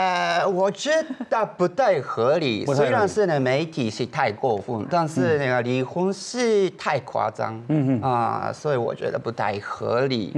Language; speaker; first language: Chinese; non-native, fluent; Japanese